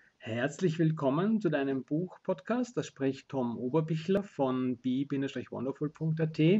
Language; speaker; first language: German; native; German